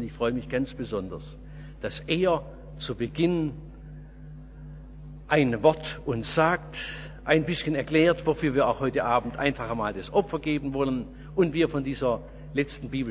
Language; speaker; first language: German; native; German